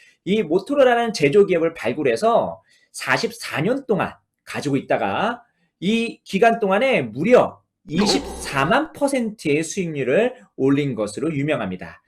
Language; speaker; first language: Korean; native; Korean